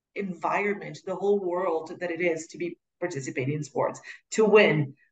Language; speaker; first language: English; non-native, fluent; Portuguese